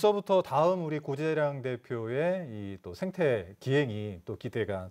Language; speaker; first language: Korean; native; Korean